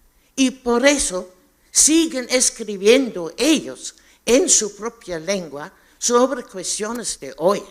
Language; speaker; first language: Spanish; non-native, fluent; German